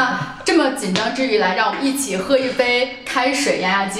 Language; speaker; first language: Chinese; native; Chinese